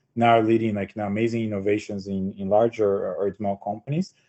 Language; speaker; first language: English; non-native, fluent; Portuguese